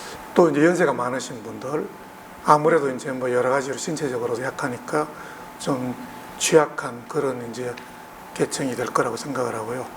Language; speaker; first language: Korean; native; Korean